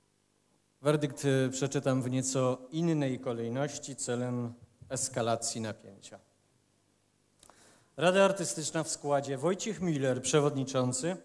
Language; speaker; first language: Polish; native; Polish